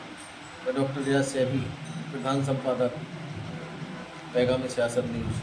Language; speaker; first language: Hindi; native; Hindi